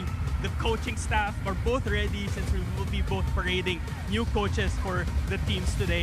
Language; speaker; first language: English; non-native, local second language; Filipino